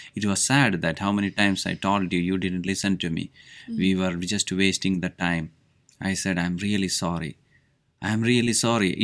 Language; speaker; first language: English; non-native, local second language; Malayalam